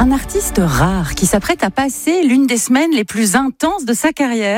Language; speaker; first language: French; native; French